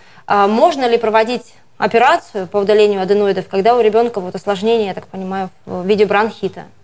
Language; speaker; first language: Russian; native; Russian